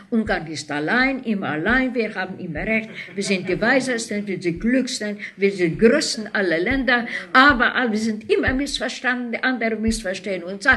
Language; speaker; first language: German; non-native, fluent; Hungarian